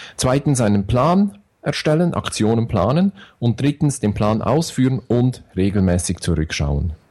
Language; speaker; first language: German; native; German